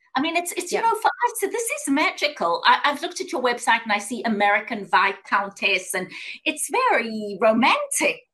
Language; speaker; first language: English; native; English